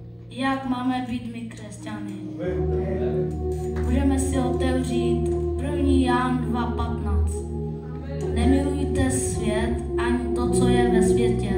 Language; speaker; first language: Czech; non-native, local second language; Slovak